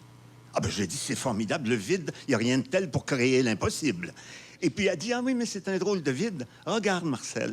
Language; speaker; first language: French; native; French